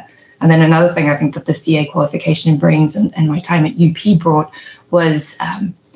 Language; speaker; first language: English; native; English